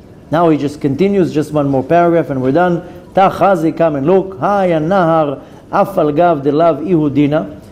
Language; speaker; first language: English; non-native, fluent; Hebrew